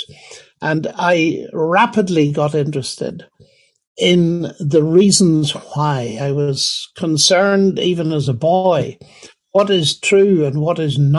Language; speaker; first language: English; native; English